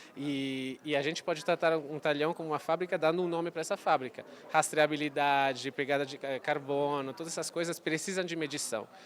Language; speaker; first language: Portuguese; non-native, fluent; Italian